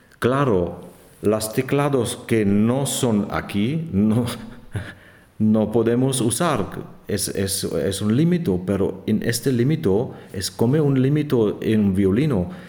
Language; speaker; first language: Spanish; non-native, learner; German